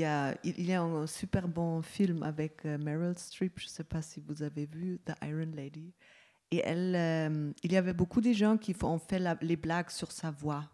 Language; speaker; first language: French; non-native, fluent; German